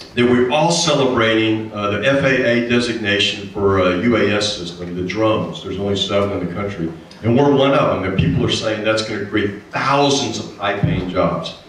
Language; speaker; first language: English; native; English